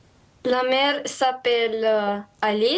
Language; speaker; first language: French; non-native, learner; Romanian